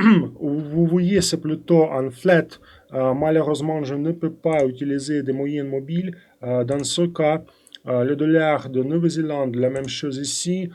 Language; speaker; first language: French; non-native, fluent; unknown